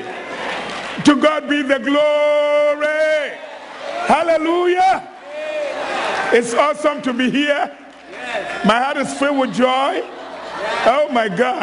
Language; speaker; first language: English; non-native, local second language; Akan